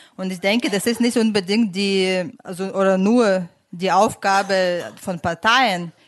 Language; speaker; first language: German; non-native, fluent; Ukrainian